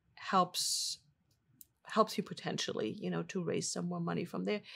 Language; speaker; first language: English; non-native, fluent; German